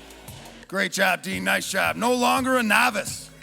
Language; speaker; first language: English; native; English